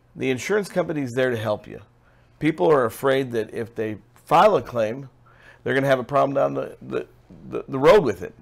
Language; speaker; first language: English; native; English